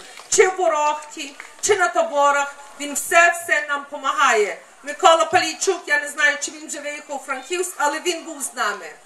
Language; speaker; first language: Ukrainian; early bilingual, heritage; Ukrainian